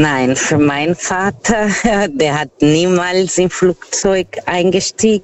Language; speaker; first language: German; non-native, learner; Portuguese